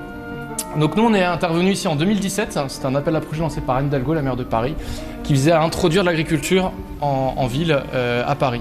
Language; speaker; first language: French; native; French